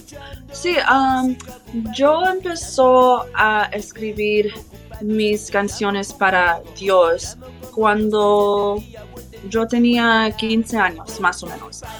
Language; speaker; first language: Spanish; early bilingual, heritage; English